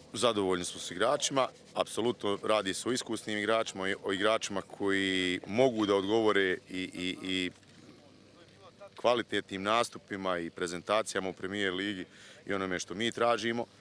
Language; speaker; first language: Bosnian; native; Bosnian